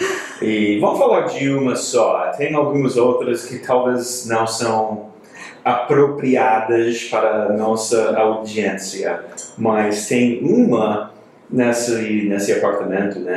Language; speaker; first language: Portuguese; non-native, fluent; English